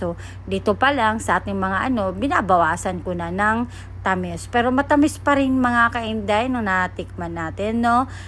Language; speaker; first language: Filipino; non-native, local second language; Cebuano